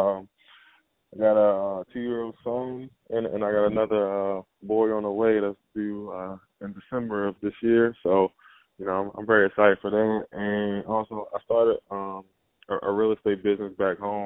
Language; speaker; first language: English; native; English